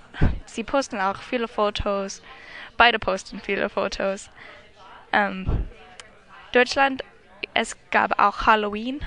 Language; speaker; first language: German; non-native, learner; English